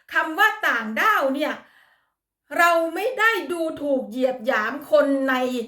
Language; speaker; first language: Thai; native; Thai